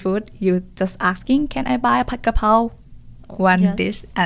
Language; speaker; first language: English; non-native, learner; Thai